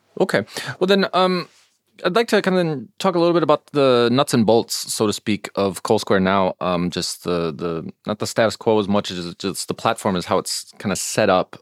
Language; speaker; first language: English; native; English